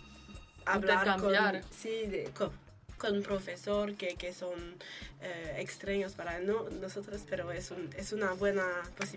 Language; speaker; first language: Spanish; non-native, learner; French